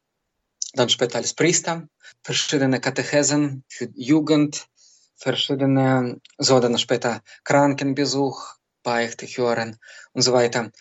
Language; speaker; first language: German; non-native, learner; Belarusian